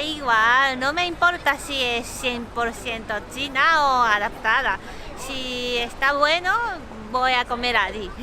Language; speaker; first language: Spanish; non-native, fluent; Japanese